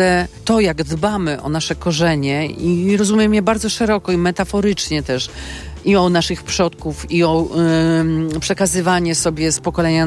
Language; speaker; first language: Polish; native; Polish